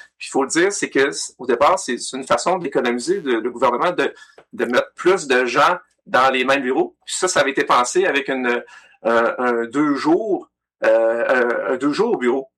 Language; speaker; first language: French; native; French